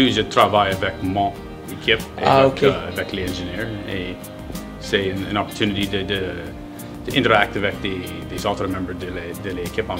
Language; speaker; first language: French; non-native, learner; English